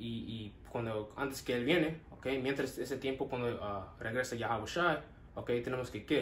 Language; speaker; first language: Spanish; non-native, learner; English